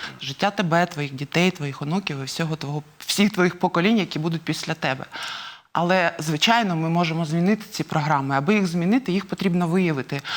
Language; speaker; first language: Ukrainian; non-native, local second language; Russian